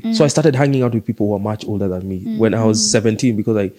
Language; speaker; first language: English; non-native, local second language; Swahili